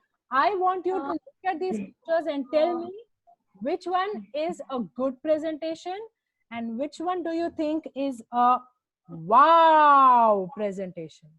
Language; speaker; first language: English; non-native, local second language; Hindi